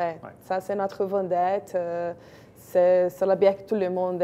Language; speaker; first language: French; non-native, fluent; Portuguese